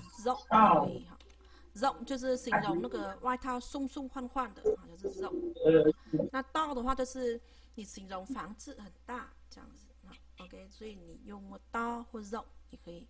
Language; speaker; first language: Vietnamese; native; Vietnamese